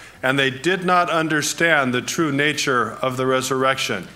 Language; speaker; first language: English; native; English